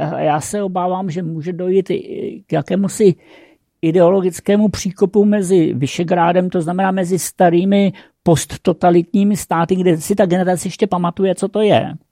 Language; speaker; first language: Czech; native; Czech